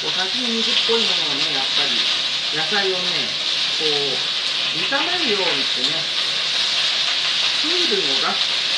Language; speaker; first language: Japanese; native; Japanese